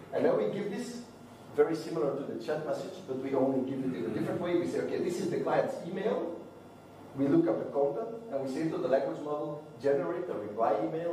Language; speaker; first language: English; non-native, fluent; Dutch